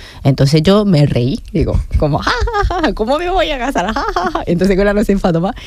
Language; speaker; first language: Spanish; non-native, fluent; Japanese